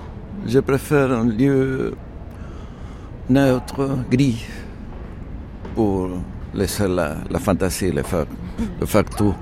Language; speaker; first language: French; non-native, fluent; Spanish